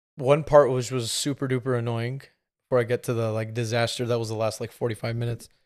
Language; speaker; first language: English; native; English